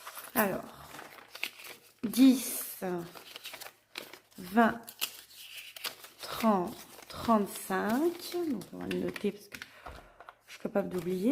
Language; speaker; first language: French; native; French